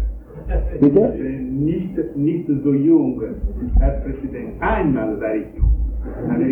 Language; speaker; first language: German; non-native, learner; Italian